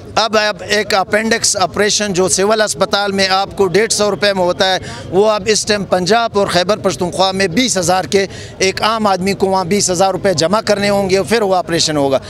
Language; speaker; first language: Urdu; non-native, local second language; Pashto